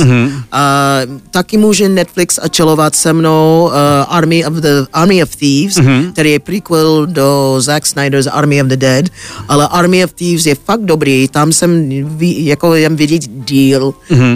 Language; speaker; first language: Czech; non-native, fluent; English